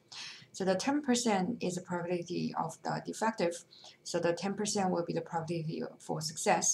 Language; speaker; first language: English; non-native, fluent; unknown